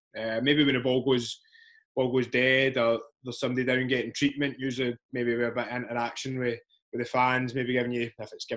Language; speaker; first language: English; native; English